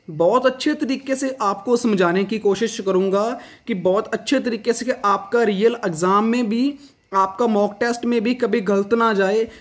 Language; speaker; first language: Hindi; non-native, local second language; Punjabi